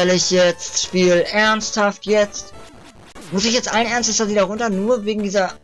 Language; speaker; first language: German; native; German